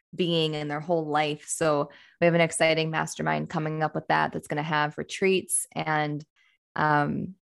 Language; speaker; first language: English; native; English